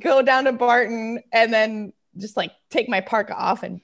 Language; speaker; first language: English; native; English